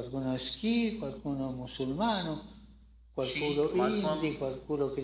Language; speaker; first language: Italian; non-native, fluent; Spanish